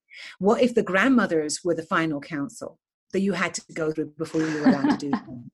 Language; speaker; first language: English; native; English